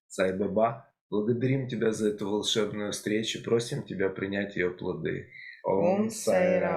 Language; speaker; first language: Russian; native; Russian